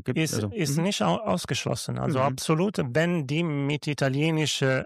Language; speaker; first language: German; non-native, learner; Italian